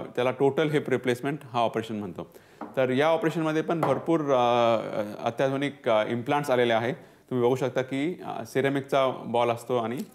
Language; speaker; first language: Marathi; non-native, local second language; Punjabi